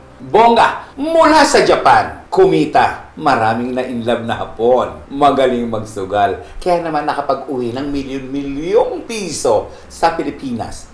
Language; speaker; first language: Filipino; native; Filipino